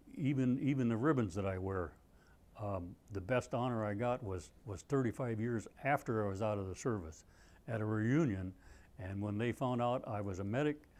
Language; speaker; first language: English; native; English